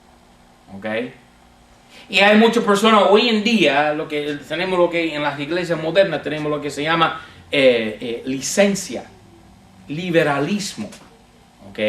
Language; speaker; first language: Spanish; non-native, fluent; English